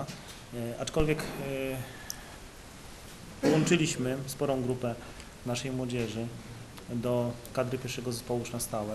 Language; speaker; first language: Polish; native; Polish